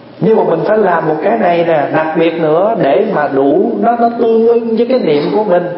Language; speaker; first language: Vietnamese; native; Vietnamese